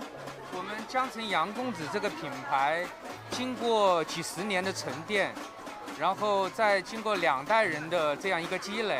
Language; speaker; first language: Chinese; native; Chinese